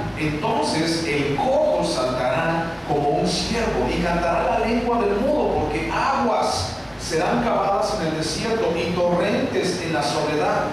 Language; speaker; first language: Spanish; native; Spanish